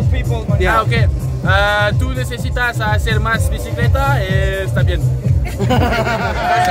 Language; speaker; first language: Spanish; non-native, learner; French